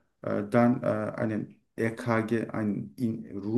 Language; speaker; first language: German; non-native, fluent; Turkish